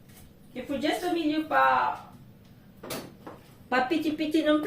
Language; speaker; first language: French; non-native, learner; Filipino